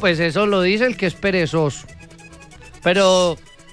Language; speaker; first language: Spanish; native; Spanish